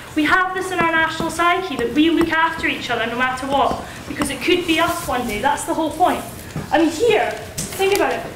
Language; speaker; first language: English; native; English